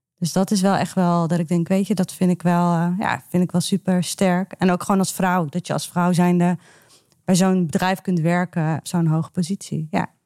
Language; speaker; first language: Dutch; early bilingual, other home language; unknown